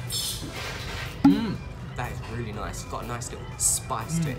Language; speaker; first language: English; native; English